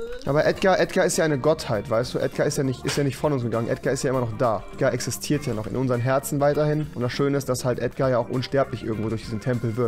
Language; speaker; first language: German; native; German